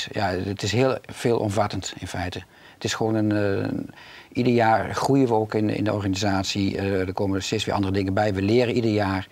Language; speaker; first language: Dutch; native; Dutch